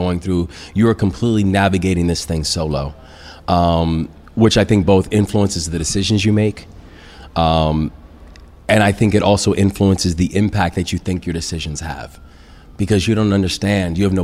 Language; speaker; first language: English; native; English